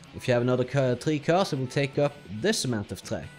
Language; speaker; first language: English; non-native, fluent; Norwegian